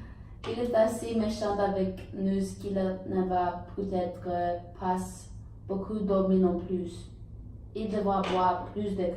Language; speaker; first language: French; non-native, learner; English